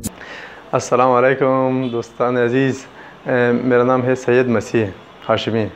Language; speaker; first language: Hindi; non-native, fluent; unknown